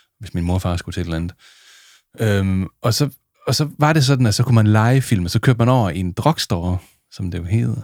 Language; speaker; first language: Danish; native; Danish